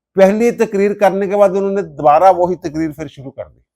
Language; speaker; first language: Urdu; non-native, local second language; Punjabi